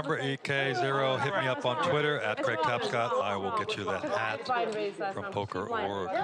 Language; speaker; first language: English; native; English